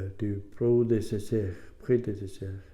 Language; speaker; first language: French; non-native, learner; German